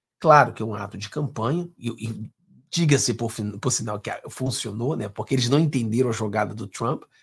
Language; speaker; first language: Portuguese; native; Portuguese